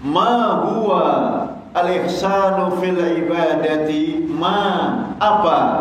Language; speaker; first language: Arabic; non-native, fluent; Indonesian